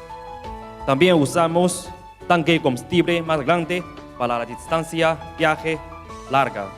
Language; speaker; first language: Spanish; non-native, learner; Chinese